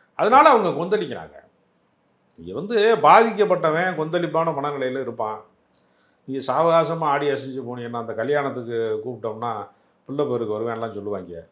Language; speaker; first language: Tamil; native; Tamil